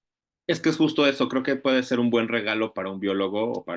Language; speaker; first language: Spanish; native; Spanish